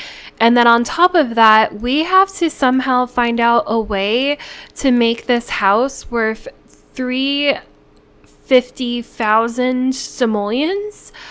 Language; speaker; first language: English; native; English